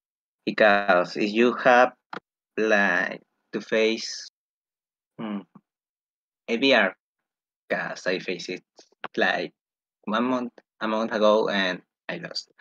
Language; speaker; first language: English; non-native, fluent; Spanish